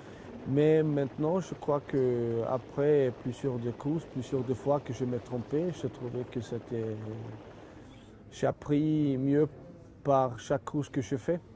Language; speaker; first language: French; non-native, fluent; Swedish